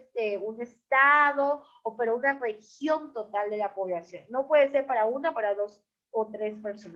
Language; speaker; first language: Spanish; native; Spanish